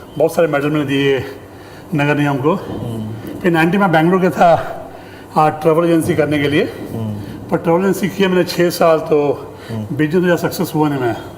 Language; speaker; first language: Hindi; native; Hindi